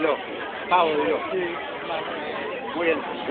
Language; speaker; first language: Spanish; native; Spanish